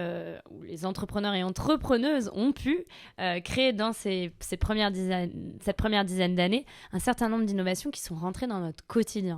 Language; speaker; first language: French; native; French